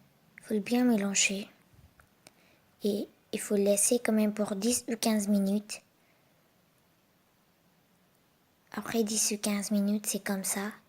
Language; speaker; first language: French; non-native, learner; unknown